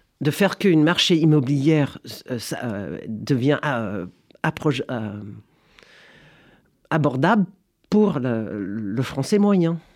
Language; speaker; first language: French; non-native, fluent; English